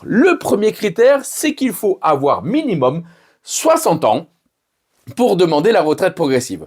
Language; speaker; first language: French; native; French